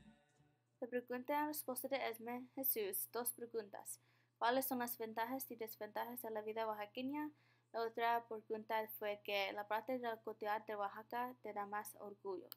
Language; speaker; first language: Spanish; non-native, learner; English